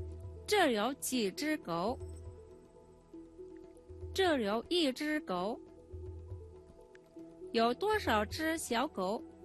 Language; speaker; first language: Chinese; non-native, fluent; Mongolian